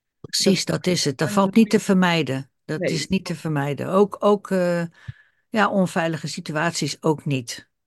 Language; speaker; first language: Dutch; native; Dutch